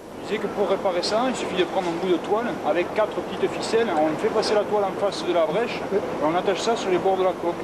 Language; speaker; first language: French; native; French